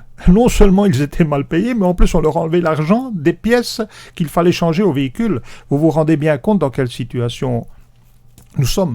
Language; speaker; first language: French; native; French